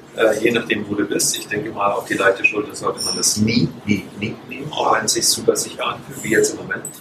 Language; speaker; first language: German; native; German